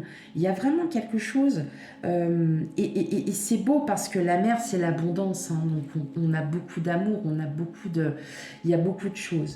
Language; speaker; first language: French; native; French